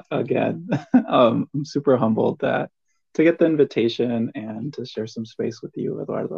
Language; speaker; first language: English; early bilingual, other home language; Spanish